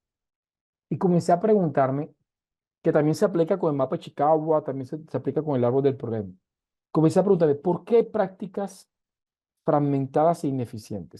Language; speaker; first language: Spanish; native; Spanish